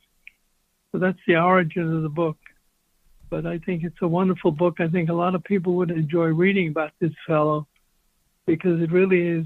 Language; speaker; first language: English; native; English